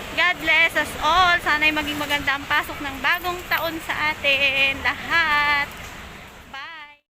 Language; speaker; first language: Filipino; native; Filipino